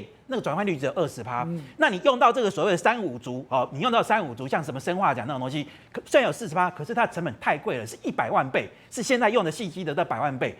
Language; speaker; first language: Chinese; native; Chinese